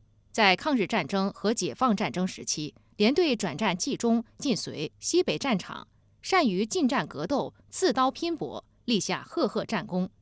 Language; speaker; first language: Chinese; native; Chinese